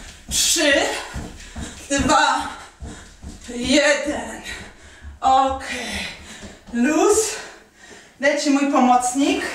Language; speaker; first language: Polish; native; Polish